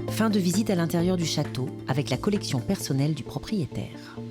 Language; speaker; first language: French; native; French